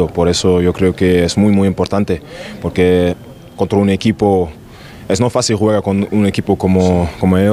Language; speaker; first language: Spanish; non-native, learner; German